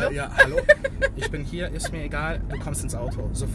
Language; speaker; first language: German; early bilingual, other home language; Bosnian